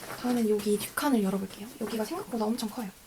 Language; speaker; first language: Korean; native; Korean